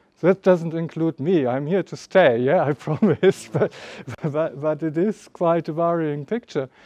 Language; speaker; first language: English; non-native, fluent; German